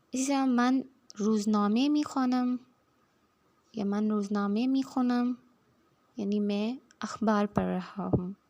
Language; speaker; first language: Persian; non-native, fluent; Urdu